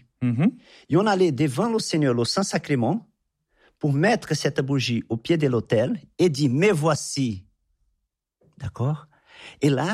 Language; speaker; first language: French; non-native, fluent; Portuguese